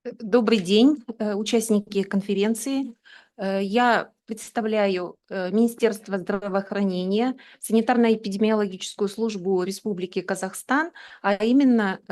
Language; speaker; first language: Russian; native; Russian